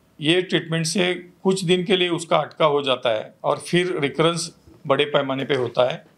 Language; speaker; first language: Hindi; non-native, local second language; Marathi